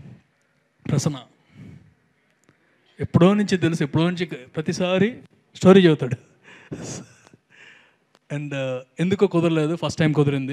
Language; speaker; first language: Telugu; native; Telugu